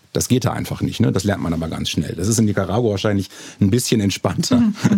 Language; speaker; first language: German; native; German